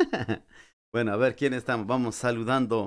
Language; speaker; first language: Spanish; native; Spanish